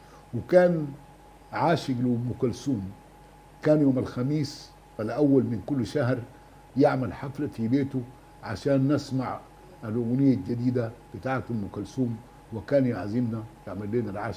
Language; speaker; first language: Arabic; native; Arabic